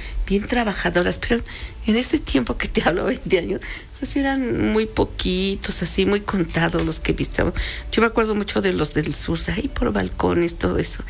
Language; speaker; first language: Spanish; native; Spanish